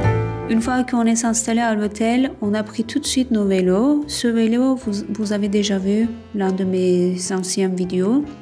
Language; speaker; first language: French; non-native, fluent; Turkish